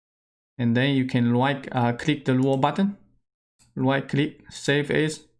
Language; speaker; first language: English; non-native, fluent; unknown